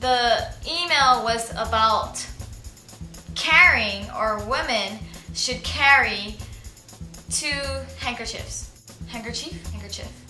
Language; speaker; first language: English; early bilingual, other home language; Japanese